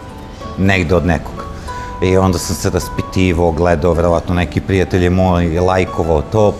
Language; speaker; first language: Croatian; early bilingual, heritage; Croatian